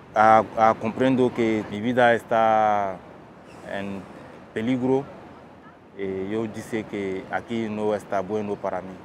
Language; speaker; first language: Spanish; non-native, fluent; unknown